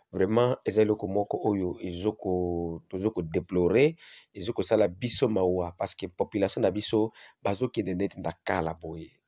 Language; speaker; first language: Lingala; non-native, local second language; Swahili